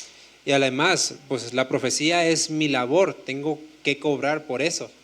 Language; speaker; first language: Spanish; native; Spanish